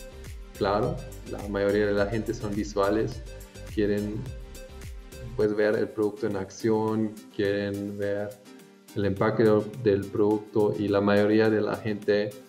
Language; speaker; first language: Spanish; non-native, fluent; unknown